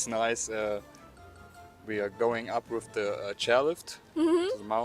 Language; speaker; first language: English; non-native, learner; German